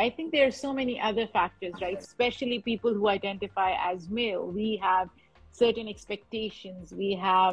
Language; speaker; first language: English; non-native, local second language; Urdu